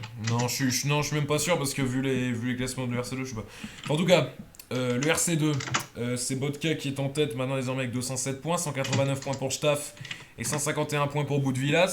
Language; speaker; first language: French; native; French